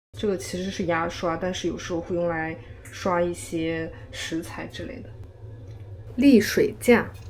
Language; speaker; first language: Chinese; native; Chinese